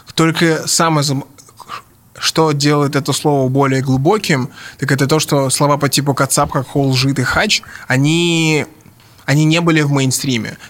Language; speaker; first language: Russian; early bilingual, other home language; English